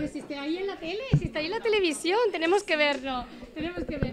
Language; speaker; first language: Spanish; native; Spanish